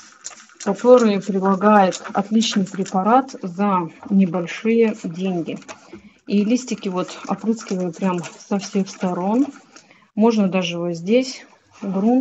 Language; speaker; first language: Russian; native; Russian